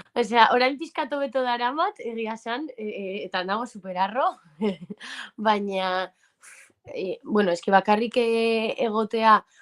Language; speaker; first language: Basque; native; Basque